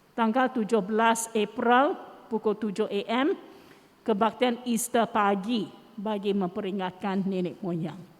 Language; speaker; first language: Malay; non-native, local second language; Chinese